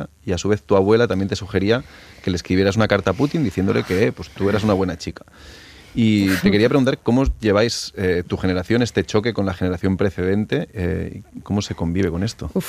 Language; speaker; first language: Spanish; native; Spanish